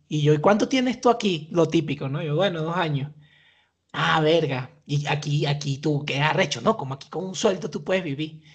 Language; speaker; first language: Spanish; native; Spanish